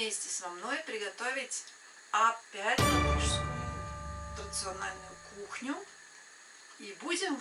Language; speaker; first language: Russian; non-native, local second language; Latvian